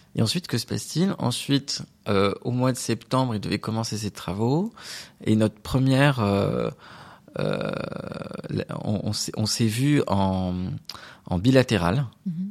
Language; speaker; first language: French; non-native, local second language; Arabic